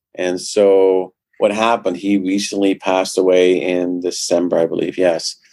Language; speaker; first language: English; non-native, fluent; Dutch